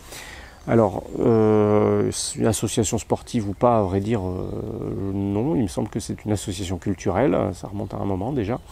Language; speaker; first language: French; native; French